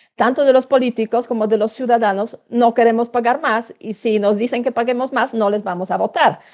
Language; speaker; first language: Spanish; non-native, fluent; Polish